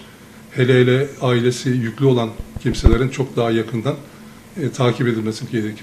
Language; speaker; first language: Turkish; native; Turkish